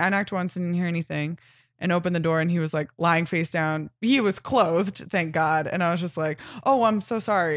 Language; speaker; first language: English; native; English